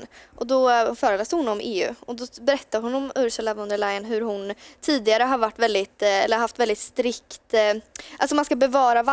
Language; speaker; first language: Swedish; native; Swedish